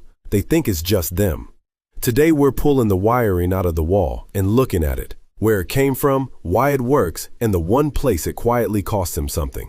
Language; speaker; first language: English; native; English